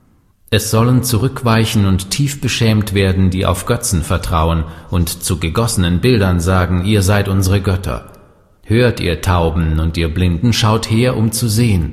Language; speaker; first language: German; native; German